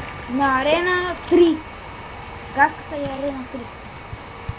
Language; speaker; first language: Bulgarian; native; Bulgarian